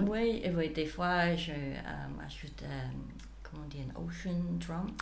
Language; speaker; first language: French; non-native, fluent; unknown